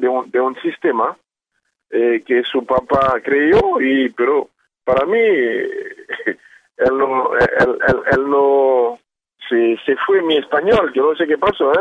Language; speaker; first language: Spanish; non-native, learner; Haitian Creole